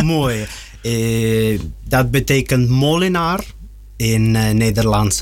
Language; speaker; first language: Dutch; non-native, learner; Russian